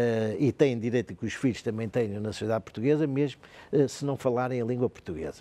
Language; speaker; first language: Portuguese; native; Portuguese